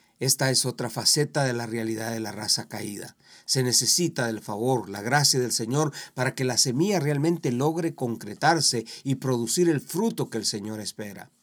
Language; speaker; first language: Spanish; native; Spanish